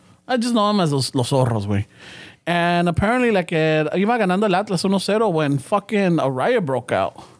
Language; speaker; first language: English; early bilingual, other home language; Spanish